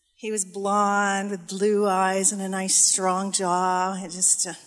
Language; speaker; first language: English; native; English